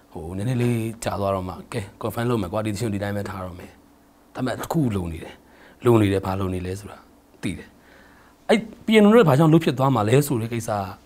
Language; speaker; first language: Burmese; native; Burmese